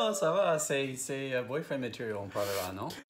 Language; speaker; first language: French; non-native, fluent; English